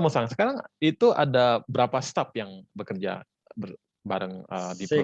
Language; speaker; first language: Indonesian; native; Indonesian